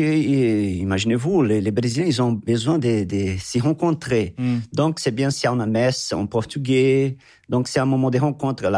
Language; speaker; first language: French; non-native, fluent; Portuguese